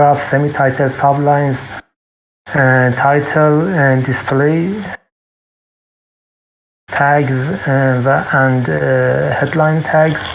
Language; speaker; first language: English; non-native, fluent; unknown